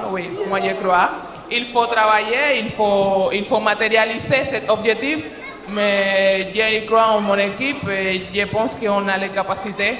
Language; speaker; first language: French; non-native, fluent; Spanish